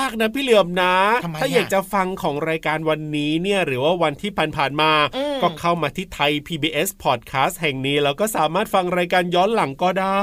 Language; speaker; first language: Thai; native; Thai